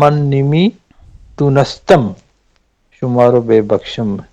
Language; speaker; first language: Persian; non-native, learner; Urdu